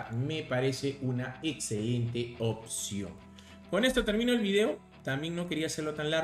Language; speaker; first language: Spanish; native; Spanish